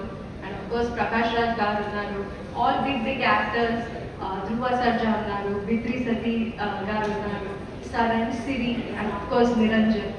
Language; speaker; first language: Telugu; non-native, learner; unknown